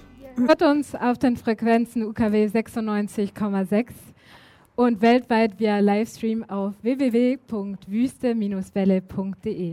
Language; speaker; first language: German; native; German